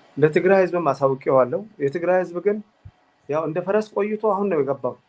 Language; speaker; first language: Amharic; non-native, local second language; Tigrinya